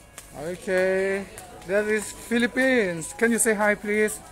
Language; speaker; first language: English; non-native, learner; Thai